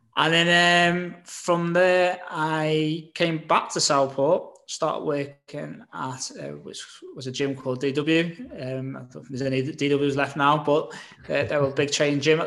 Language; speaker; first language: English; native; English